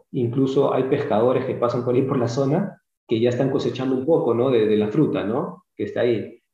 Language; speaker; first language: Spanish; early bilingual, heritage; Spanish